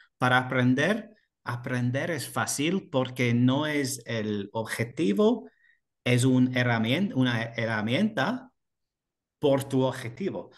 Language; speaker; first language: Spanish; non-native, learner; English